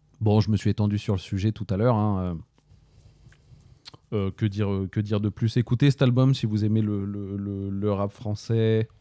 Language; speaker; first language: French; native; French